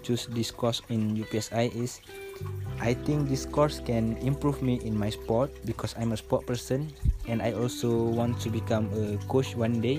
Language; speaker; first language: English; non-native, local second language; Malay